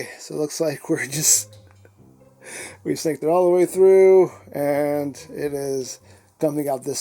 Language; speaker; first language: English; native; English